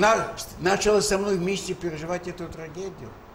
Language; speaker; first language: Russian; native; Russian